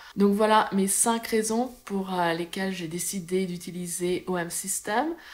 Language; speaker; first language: French; native; French